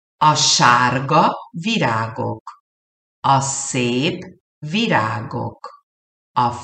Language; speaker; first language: Hungarian; early bilingual, heritage; Hungarian